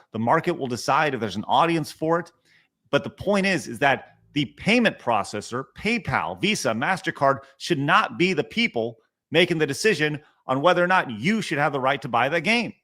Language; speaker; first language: English; native; English